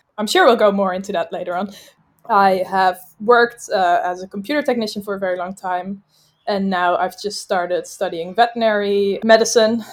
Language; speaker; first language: English; non-native, fluent; Dutch